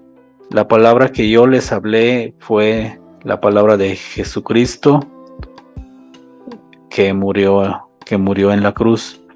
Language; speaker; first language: Spanish; non-native, local second language; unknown